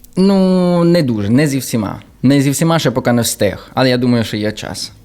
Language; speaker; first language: Ukrainian; early bilingual, heritage; Ukrainian